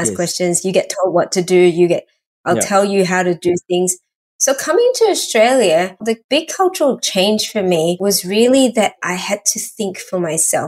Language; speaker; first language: English; native; English